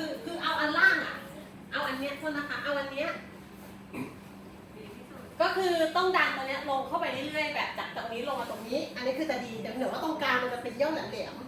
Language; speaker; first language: Thai; native; Thai